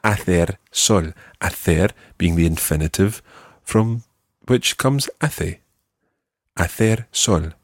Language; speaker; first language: Spanish; non-native, fluent; English